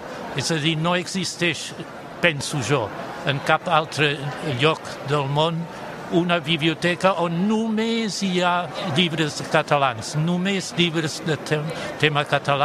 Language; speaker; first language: Catalan; non-native, fluent; German